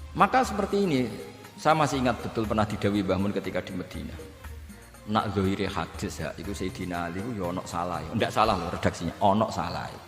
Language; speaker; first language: Indonesian; non-native, local second language; Javanese